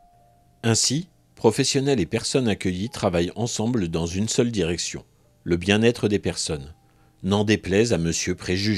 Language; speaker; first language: French; native; French